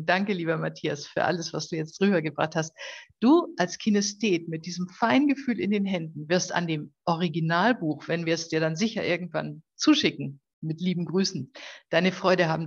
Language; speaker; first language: German; native; German